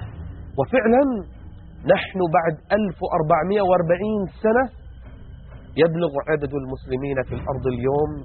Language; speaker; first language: Arabic; native; Arabic